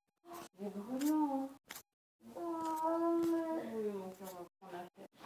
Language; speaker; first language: French; native; French